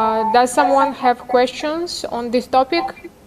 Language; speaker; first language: English; non-native, fluent; Romanian